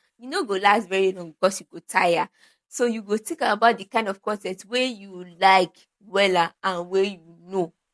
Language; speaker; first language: Nigerian Pidgin; non-native, local second language; Yoruba